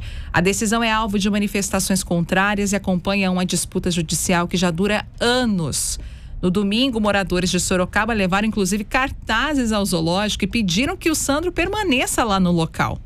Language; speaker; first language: Portuguese; native; Portuguese